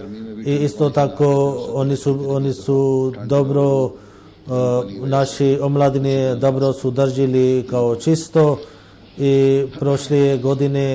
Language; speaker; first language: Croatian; non-native, fluent; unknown